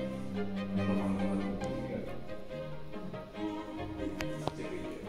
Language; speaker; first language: Italian; non-native, learner; Chinese